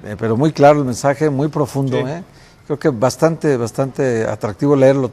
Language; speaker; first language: Spanish; native; Spanish